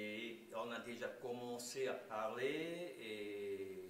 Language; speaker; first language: French; non-native, local second language; German